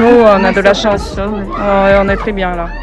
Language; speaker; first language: French; non-native, fluent; Russian